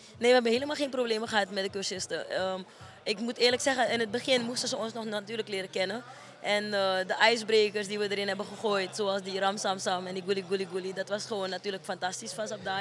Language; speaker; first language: Dutch; native; Dutch